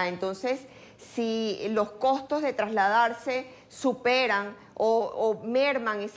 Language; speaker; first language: Spanish; native; Spanish